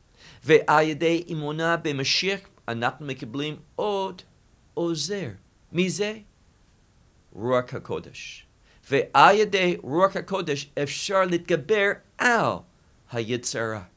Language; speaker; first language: Hebrew; non-native, fluent; English